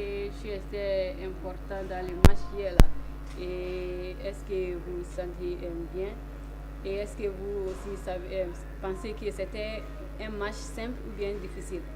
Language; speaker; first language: French; non-native, learner; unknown